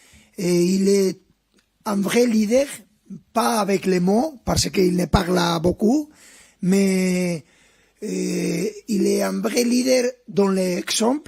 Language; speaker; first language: French; non-native, fluent; Spanish